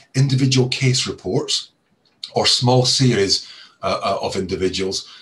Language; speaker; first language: English; native; English